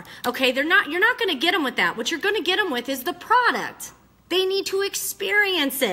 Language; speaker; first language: English; native; English